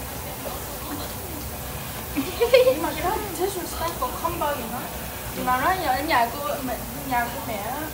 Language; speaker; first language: Vietnamese; early bilingual, heritage; Vietnamese